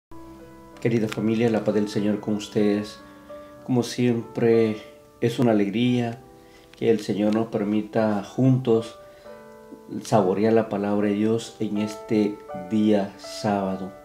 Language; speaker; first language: Spanish; native; Spanish